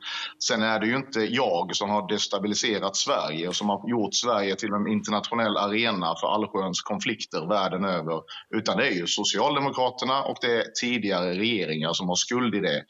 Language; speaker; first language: Swedish; native; Swedish